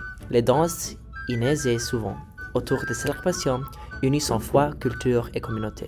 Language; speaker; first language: French; native; French